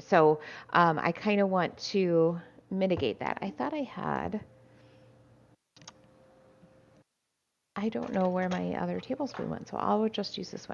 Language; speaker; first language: English; native; English